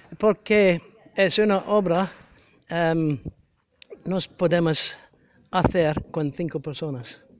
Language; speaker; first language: Spanish; non-native, learner; English